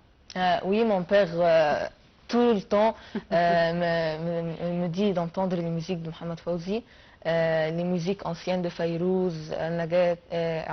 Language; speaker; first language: French; non-native, fluent; Arabic